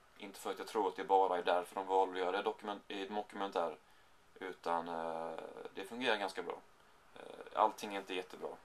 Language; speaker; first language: Swedish; native; Swedish